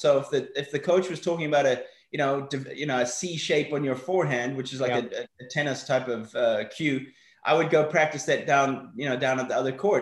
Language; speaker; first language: English; native; English